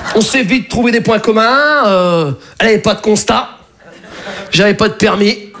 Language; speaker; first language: French; early bilingual, other home language; Arabic